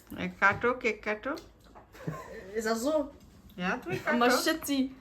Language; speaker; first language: Dutch; early bilingual, other home language; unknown